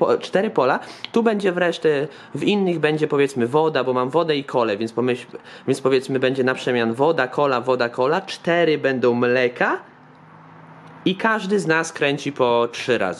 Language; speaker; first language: Polish; native; Polish